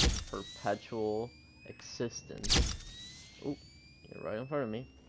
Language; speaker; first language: English; native; English